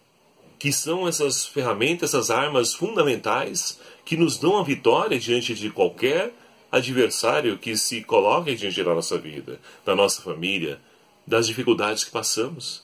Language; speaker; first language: Portuguese; native; Portuguese